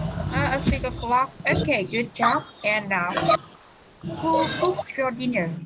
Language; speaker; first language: English; non-native, fluent; Vietnamese